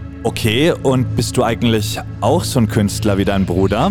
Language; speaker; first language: German; native; German